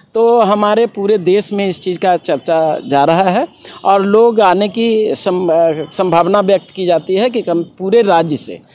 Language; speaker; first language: Hindi; native; Hindi